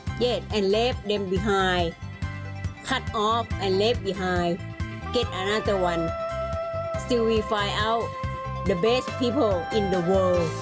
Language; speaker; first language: English; non-native, learner; Thai